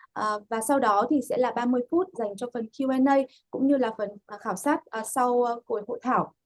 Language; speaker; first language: Vietnamese; native; Vietnamese